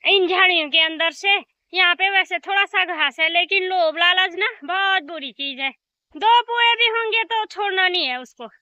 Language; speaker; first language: Hindi; native; Hindi